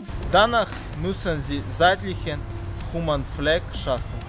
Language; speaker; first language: German; non-native, learner; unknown